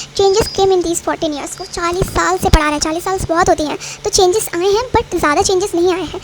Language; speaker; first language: Hindi; native; Hindi